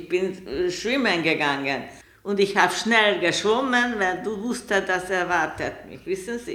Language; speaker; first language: German; non-native, learner; Hungarian